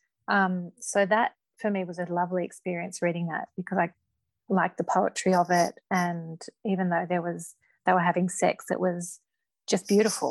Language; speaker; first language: English; native; English